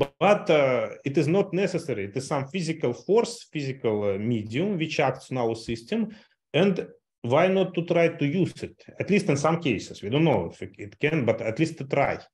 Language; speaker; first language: English; non-native, fluent; Russian